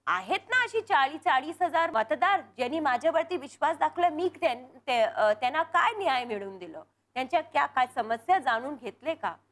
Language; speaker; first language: Marathi; non-native, local second language; Punjabi